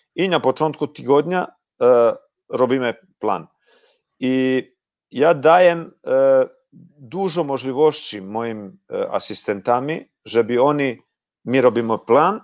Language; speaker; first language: Polish; non-native, fluent; Croatian